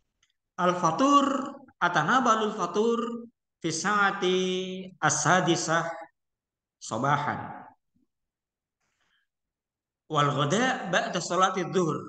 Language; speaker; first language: Arabic; non-native, fluent; Indonesian